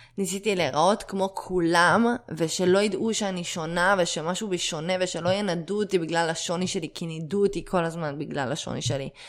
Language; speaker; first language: Hebrew; early bilingual, other home language; Russian